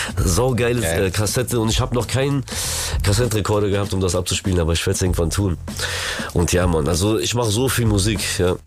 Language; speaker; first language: German; early bilingual, other home language; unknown